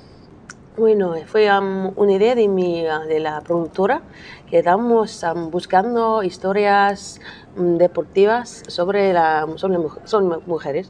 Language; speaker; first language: Spanish; non-native, learner; English